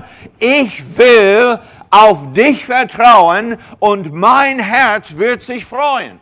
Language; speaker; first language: German; non-native, fluent; English